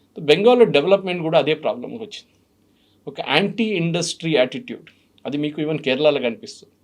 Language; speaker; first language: Telugu; non-native, fluent; Malayalam